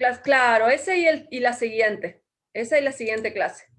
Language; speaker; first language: Spanish; native; Spanish